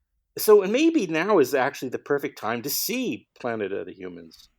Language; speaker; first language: English; native; English